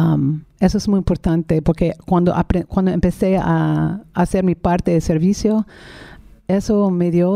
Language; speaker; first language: Spanish; non-native, fluent; English